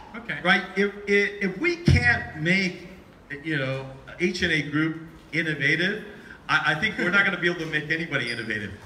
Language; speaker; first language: English; early bilingual, other home language; Chinese